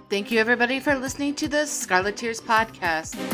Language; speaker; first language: English; native; English